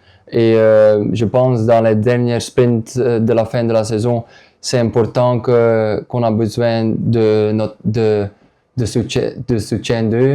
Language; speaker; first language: French; non-native, local second language; Dutch